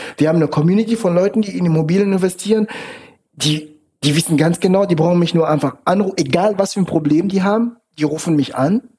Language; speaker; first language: German; non-native, fluent; French